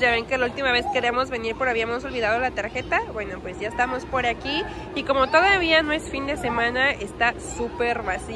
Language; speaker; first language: Spanish; native; Spanish